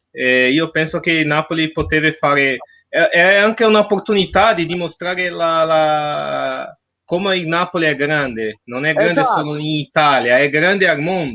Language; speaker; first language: Italian; non-native, fluent; Portuguese